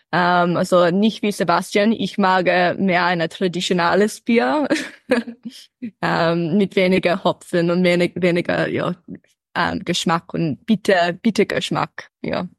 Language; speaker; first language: German; early bilingual, heritage; English